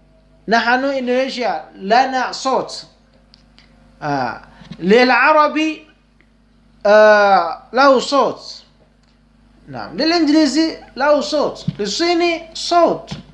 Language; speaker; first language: Arabic; non-native, fluent; Indonesian